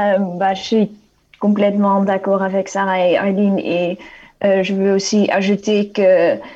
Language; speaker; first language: French; non-native, fluent; Dutch